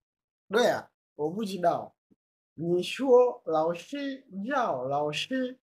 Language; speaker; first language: Chinese; non-native, fluent; Swahili